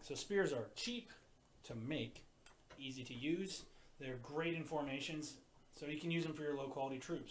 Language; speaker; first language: English; native; English